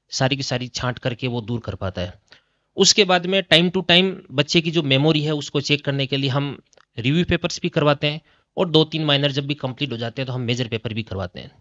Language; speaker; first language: Hindi; native; Hindi